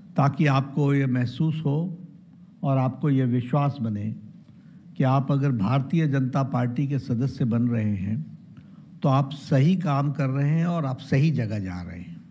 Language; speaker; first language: Hindi; native; Hindi